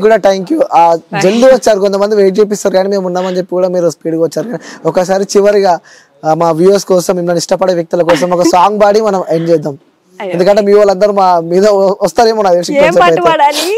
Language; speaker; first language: Telugu; native; Telugu